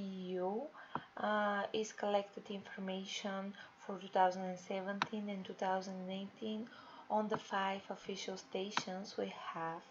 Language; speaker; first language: English; non-native, fluent; Bulgarian